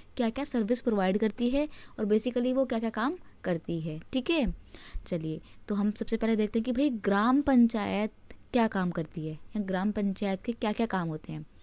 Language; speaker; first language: Hindi; native; Hindi